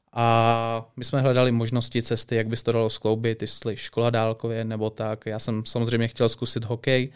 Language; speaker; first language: Czech; native; Czech